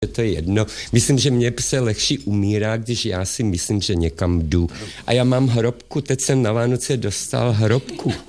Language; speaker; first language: Czech; non-native, fluent; Hungarian